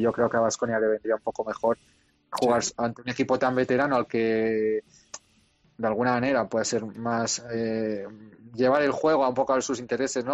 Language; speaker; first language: Spanish; native; Spanish